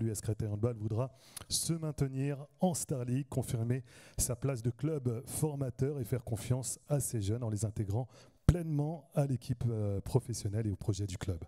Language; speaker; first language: French; native; French